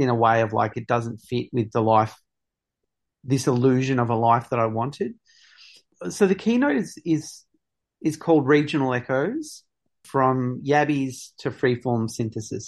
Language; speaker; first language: English; native; English